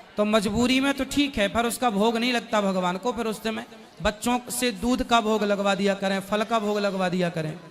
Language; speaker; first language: Hindi; native; Hindi